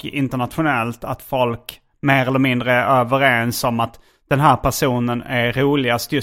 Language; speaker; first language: Swedish; native; Swedish